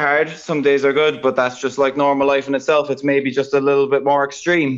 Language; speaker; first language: English; native; English